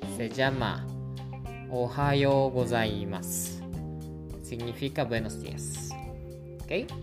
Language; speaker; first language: Spanish; non-native, fluent; Japanese